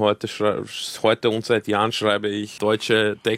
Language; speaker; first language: German; early bilingual, other home language; Croatian